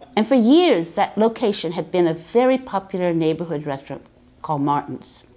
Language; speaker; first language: English; native; English